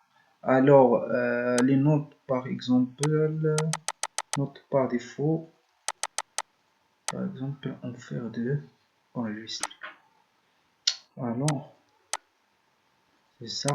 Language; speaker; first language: French; non-native, learner; Arabic